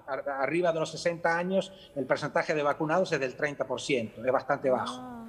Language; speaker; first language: Spanish; early bilingual, heritage; Spanish